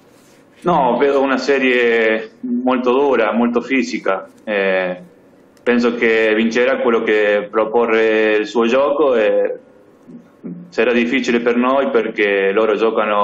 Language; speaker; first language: Italian; non-native, fluent; Spanish